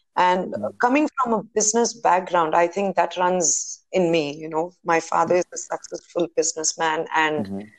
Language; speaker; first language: English; non-native, local second language; Hindi